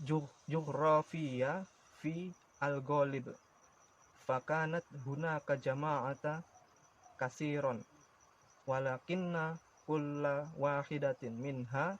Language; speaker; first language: Arabic; non-native, learner; Indonesian